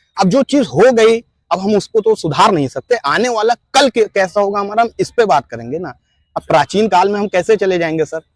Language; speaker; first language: Hindi; native; Hindi